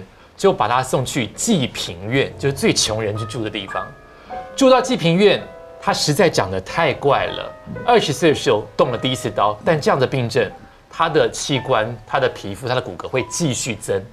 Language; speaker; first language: Chinese; native; Chinese